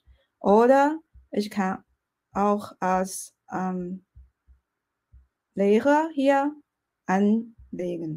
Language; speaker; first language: German; non-native, fluent; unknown